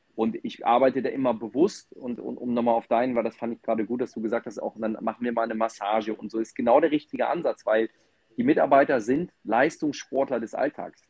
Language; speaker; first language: German; native; German